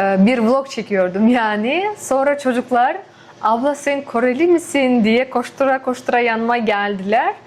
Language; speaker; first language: Turkish; non-native, fluent; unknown